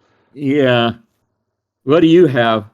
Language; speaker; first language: English; native; English